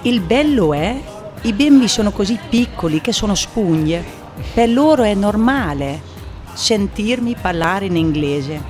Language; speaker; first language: Italian; non-native, fluent; English